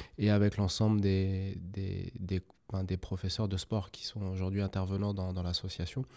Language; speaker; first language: French; native; French